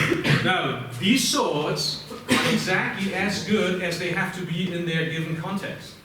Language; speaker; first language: English; non-native, fluent; German